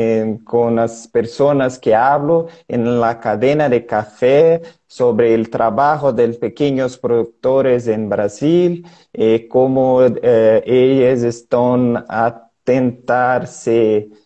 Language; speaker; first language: Spanish; non-native, learner; Portuguese